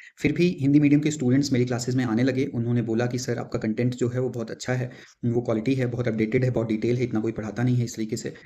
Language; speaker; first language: Hindi; native; Hindi